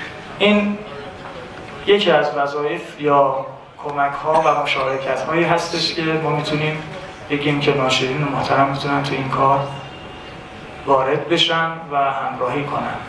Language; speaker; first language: Persian; native; Persian